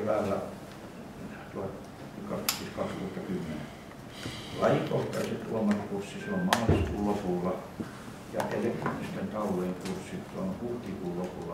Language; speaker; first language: Finnish; native; Finnish